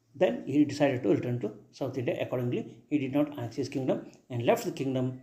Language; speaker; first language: English; non-native, local second language; Kannada